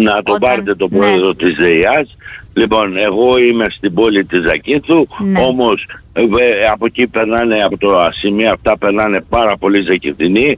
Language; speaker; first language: Greek; native; Greek